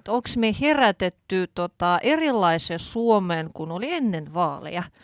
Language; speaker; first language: Finnish; non-native, fluent; Russian